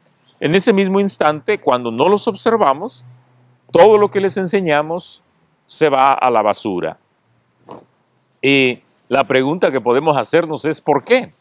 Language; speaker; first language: Spanish; native; Spanish